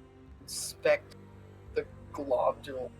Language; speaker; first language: English; native; English